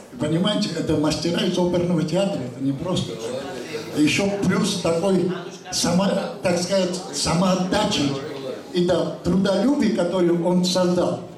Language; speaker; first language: Russian; non-native, local second language; Armenian